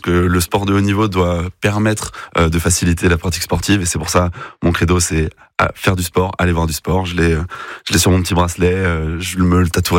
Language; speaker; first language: French; native; French